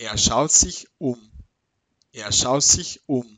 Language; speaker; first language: German; non-native, fluent; Spanish